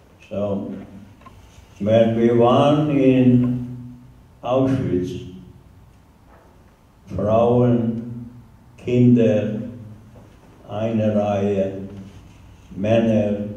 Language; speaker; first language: German; non-native, learner; Hungarian